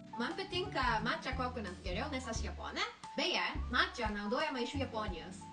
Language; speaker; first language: Lithuanian; non-native, learner; Japanese